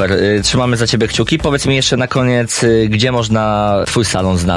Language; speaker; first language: Polish; native; Polish